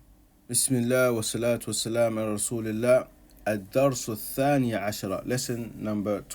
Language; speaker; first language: Arabic; non-native, fluent; English